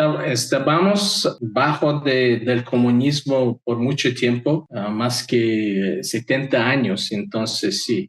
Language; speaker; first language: Spanish; non-native, learner; Mongolian